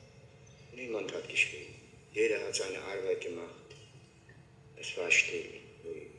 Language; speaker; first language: German; non-native, learner; Polish